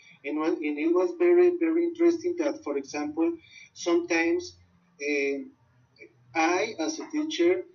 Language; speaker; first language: English; non-native, learner; Spanish